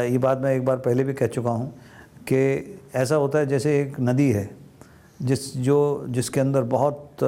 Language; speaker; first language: Hindi; native; Hindi